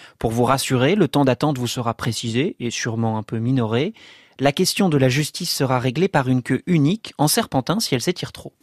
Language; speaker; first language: French; native; French